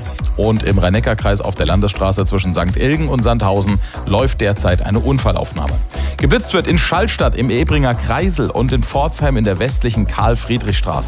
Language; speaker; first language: German; native; German